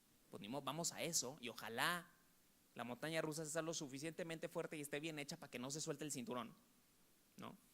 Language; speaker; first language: Spanish; native; Spanish